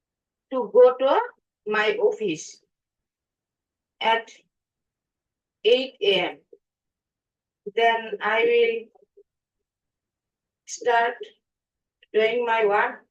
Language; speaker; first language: English; non-native, learner; Bangla